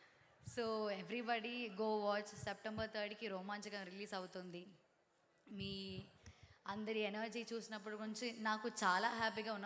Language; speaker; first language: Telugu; non-native, learner; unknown